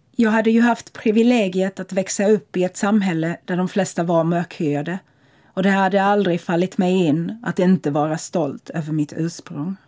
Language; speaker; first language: Swedish; non-native, fluent; English